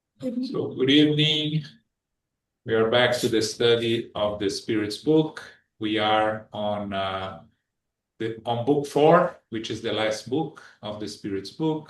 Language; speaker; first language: English; non-native, fluent; Portuguese